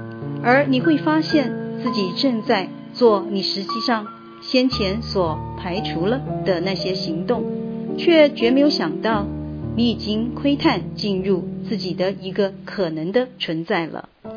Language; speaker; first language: Chinese; native; Chinese